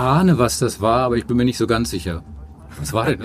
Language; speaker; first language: German; native; German